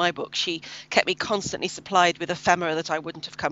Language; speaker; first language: English; native; English